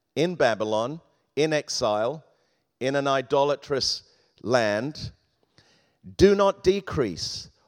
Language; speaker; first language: English; native; English